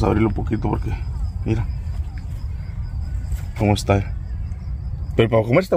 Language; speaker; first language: Spanish; native; Spanish